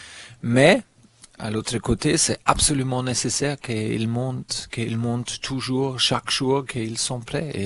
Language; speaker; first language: French; non-native, fluent; German